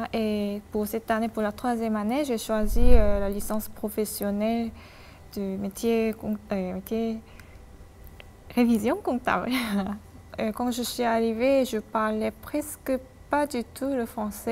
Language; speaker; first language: French; non-native, fluent; Korean